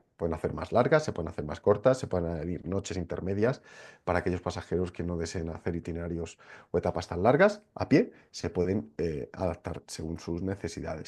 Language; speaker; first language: Spanish; native; Spanish